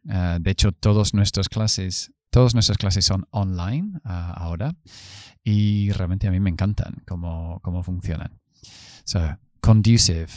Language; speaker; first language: Spanish; non-native, fluent; English